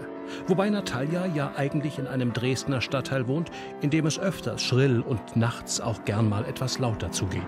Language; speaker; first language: German; native; German